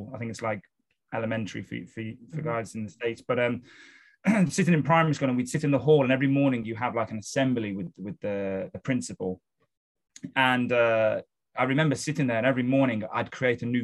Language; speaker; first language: English; native; English